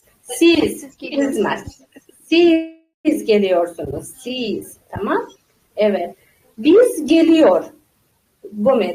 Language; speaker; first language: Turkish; non-native, fluent; Uzbek